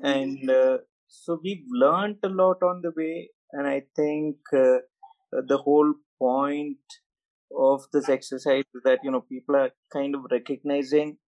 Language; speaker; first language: English; non-native, local second language; Malayalam